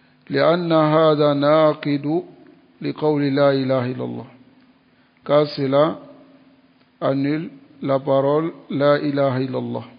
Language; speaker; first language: Arabic; non-native, fluent; French